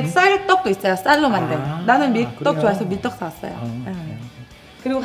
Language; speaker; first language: Korean; native; Korean